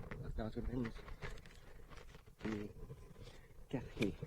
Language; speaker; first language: Welsh; non-native, learner; English